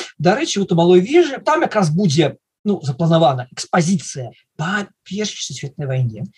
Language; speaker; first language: Belarusian; non-native, local second language; Russian